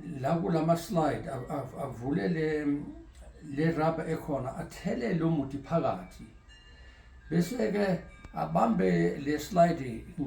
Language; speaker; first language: Zulu; non-native, local second language; Afrikaans